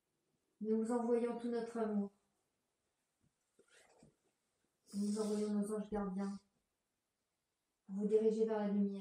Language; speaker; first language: French; native; French